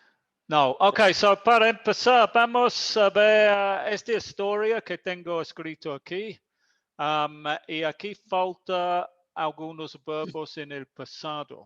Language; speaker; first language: Spanish; non-native, fluent; English